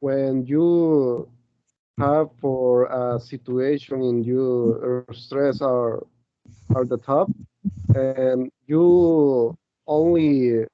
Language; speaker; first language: English; non-native, learner; Spanish